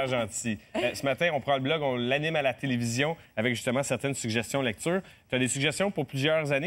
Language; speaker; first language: French; native; French